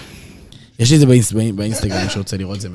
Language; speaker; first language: Hebrew; native; Hebrew